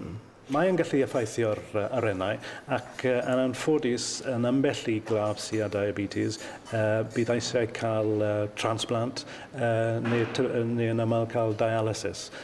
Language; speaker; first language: Welsh; native; Welsh